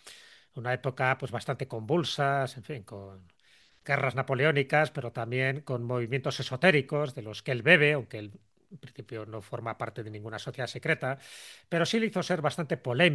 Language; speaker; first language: Spanish; native; Spanish